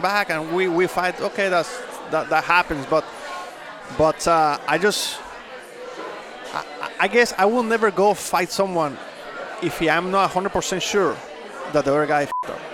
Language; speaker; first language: English; non-native, fluent; Spanish